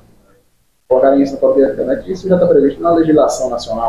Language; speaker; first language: Portuguese; native; Portuguese